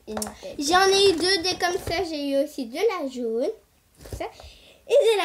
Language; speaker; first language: French; native; French